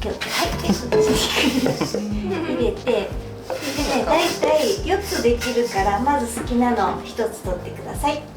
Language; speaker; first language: Japanese; native; Japanese